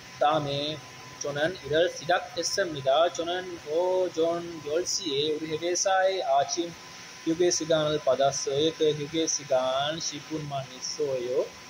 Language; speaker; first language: Korean; non-native, learner; Sinhala